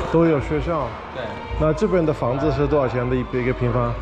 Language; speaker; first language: Chinese; non-native, fluent; English